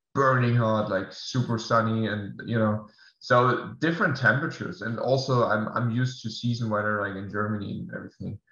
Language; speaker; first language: English; non-native, fluent; German